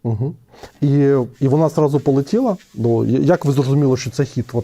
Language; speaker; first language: Ukrainian; non-native, local second language; Russian